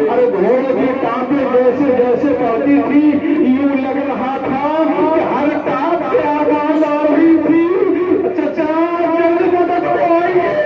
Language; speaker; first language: Urdu; native; Urdu